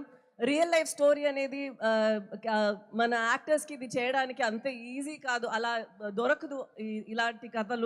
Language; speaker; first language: Telugu; non-native, fluent; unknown